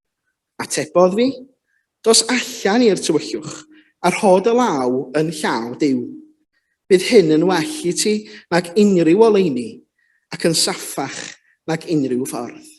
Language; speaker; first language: Welsh; native; Welsh